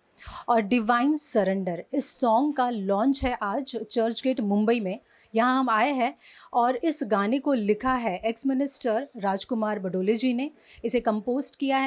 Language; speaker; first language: Hindi; native; Hindi